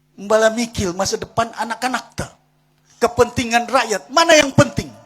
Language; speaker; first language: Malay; non-native, local second language; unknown